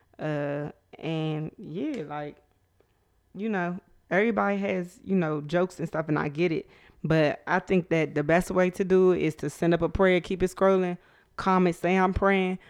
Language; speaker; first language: English; native; English